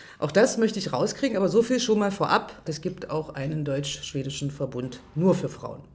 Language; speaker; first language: German; native; German